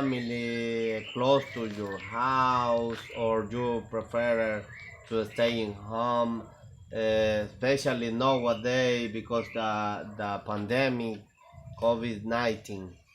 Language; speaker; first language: English; non-native, learner; Spanish